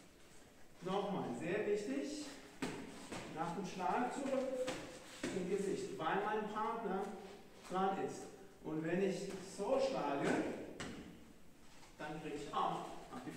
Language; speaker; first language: German; non-native, fluent; Hebrew